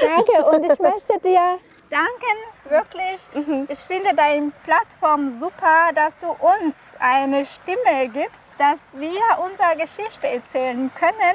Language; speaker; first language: German; non-native, fluent; Kinyarwanda